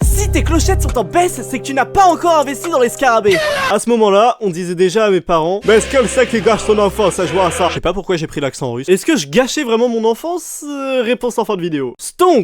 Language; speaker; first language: French; native; French